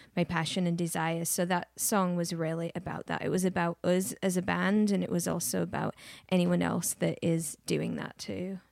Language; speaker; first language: English; native; English